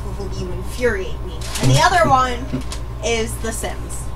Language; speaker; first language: English; native; English